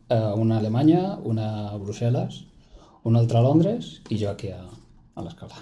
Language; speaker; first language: Catalan; non-native, local second language; Spanish